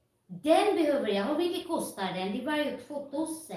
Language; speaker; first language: Swedish; non-native, fluent; Filipino